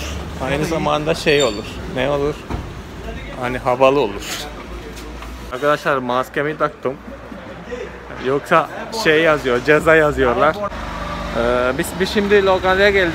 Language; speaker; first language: Turkish; non-native, fluent; Malayalam